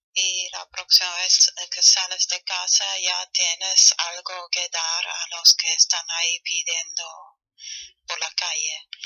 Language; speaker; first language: Spanish; non-native, learner; German